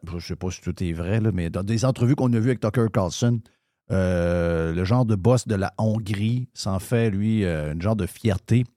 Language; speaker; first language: French; native; French